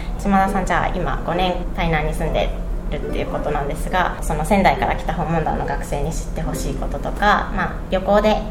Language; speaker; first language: Japanese; native; Japanese